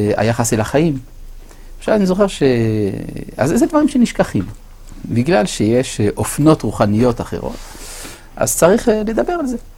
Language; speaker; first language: Hebrew; non-native, fluent; French